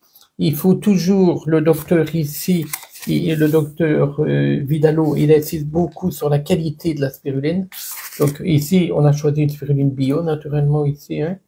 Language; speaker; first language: French; native; French